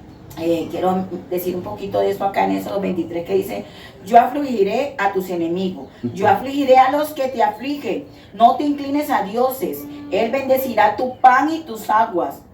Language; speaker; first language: Spanish; native; Spanish